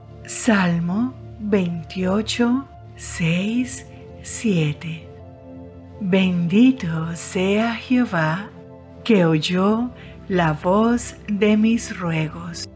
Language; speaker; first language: Spanish; native; Spanish